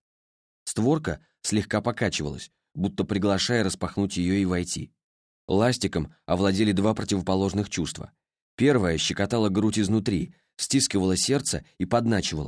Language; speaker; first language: Russian; native; Russian